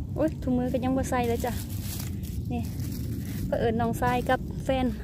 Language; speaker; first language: Thai; non-native, local second language; Northeastern Thai